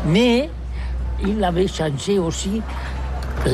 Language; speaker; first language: French; non-native, learner; Catalan